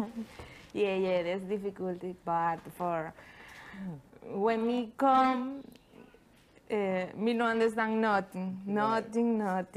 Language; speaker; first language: English; non-native, learner; Spanish